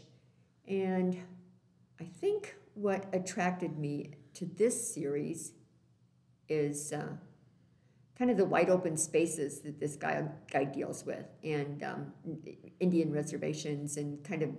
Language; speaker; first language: English; native; English